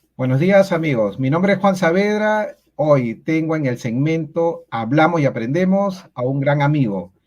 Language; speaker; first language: Spanish; native; Spanish